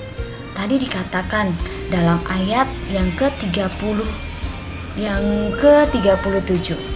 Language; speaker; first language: Indonesian; native; Indonesian